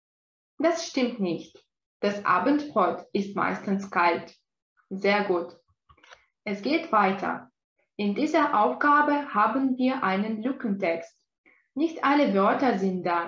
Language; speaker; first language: German; non-native, fluent; Russian